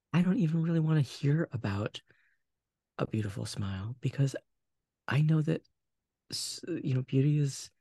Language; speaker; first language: English; native; English